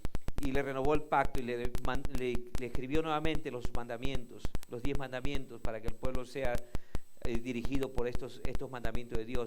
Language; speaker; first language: Spanish; native; Spanish